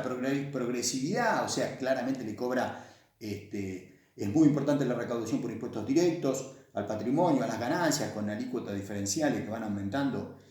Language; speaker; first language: Spanish; native; Spanish